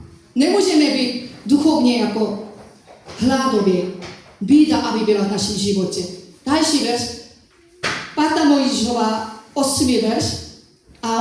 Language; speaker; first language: Czech; non-native, fluent; Korean